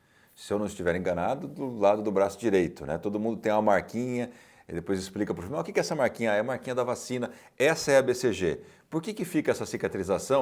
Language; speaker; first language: Portuguese; native; Portuguese